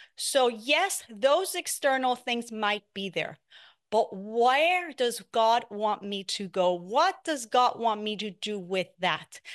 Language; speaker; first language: English; non-native, fluent; Spanish